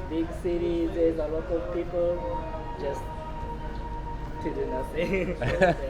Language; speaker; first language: English; non-native, learner; Japanese